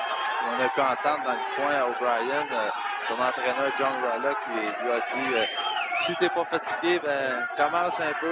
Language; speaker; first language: French; native; French